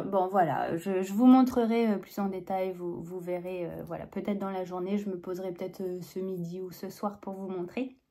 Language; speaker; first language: French; native; French